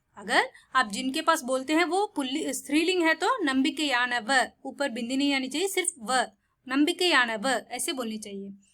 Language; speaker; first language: Hindi; non-native, local second language; Tamil